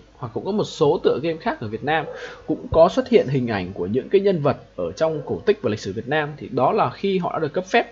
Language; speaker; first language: Vietnamese; native; Vietnamese